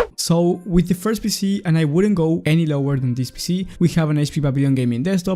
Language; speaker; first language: English; non-native, fluent; Spanish